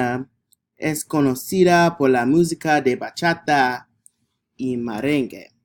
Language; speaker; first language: Spanish; non-native, learner; English